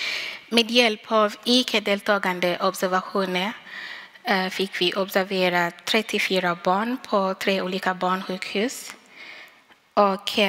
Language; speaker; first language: Swedish; non-native, fluent; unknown